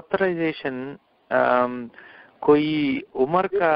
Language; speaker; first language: Hindi; non-native, local second language; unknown